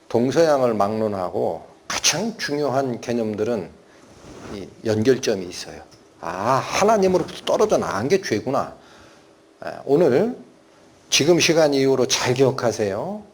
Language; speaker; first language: Korean; native; Korean